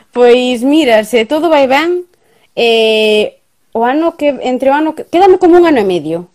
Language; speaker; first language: Galician; native; Galician